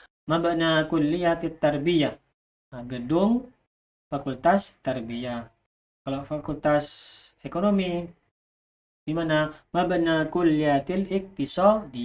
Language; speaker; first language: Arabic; non-native, learner; Indonesian